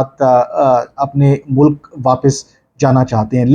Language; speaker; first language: Urdu; native; Urdu